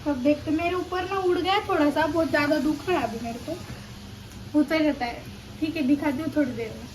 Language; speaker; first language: Hindi; non-native, local second language; Marathi